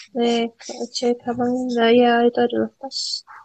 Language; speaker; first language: Korean; non-native, learner; Indonesian